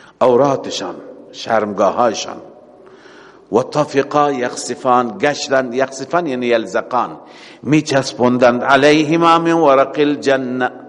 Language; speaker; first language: Persian; native; Persian